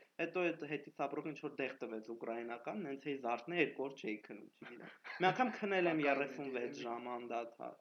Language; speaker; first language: Armenian; native; Armenian